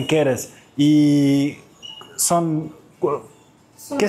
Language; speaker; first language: Spanish; non-native, learner; Arabic